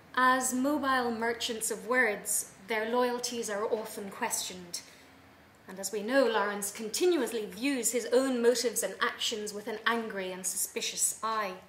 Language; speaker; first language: English; native; English